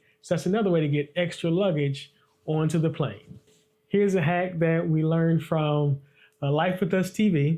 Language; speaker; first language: English; native; English